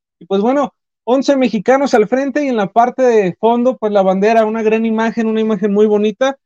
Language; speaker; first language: Spanish; native; Spanish